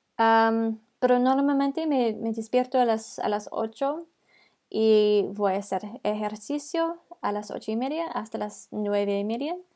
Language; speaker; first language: Spanish; non-native, learner; English